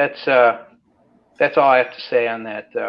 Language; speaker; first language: English; native; English